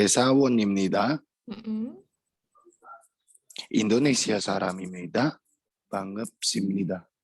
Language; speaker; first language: Korean; non-native, learner; Indonesian